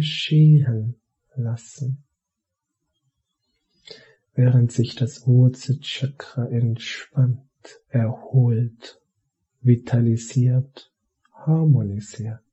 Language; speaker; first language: German; native; German